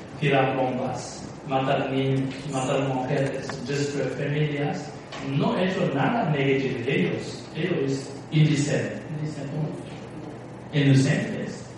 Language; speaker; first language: Spanish; non-native, learner; Tibetan